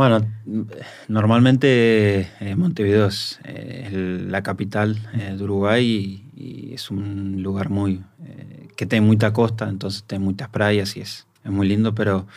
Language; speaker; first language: Portuguese; non-native, learner; Spanish